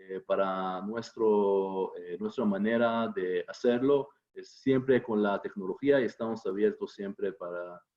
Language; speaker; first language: Spanish; non-native, fluent; Hebrew